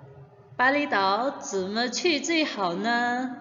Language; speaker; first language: Chinese; non-native, fluent; Indonesian